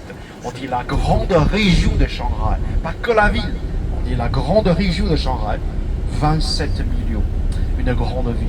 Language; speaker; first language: French; non-native, fluent; Chinese